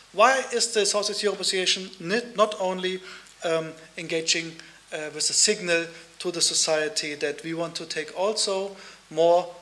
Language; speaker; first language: English; non-native, fluent; German